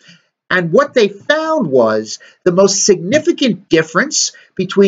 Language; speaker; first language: English; native; English